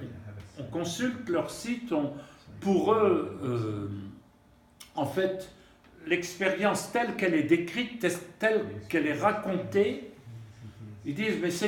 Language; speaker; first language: French; native; French